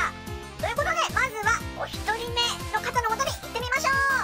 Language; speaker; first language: Japanese; native; Japanese